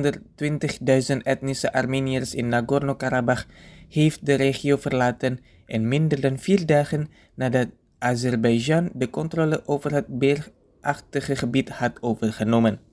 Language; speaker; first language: Dutch; non-native, fluent; Indonesian